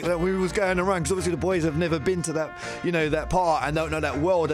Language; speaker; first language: English; native; English